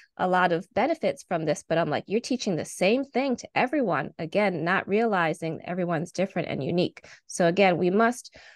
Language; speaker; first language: English; native; English